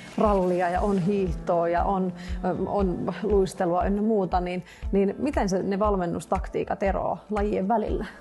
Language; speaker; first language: Finnish; native; Finnish